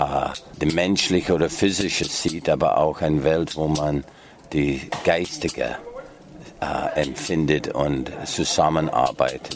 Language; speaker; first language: German; non-native, fluent; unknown